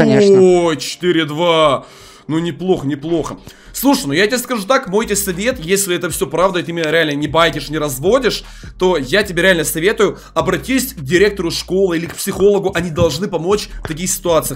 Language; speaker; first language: Russian; native; Russian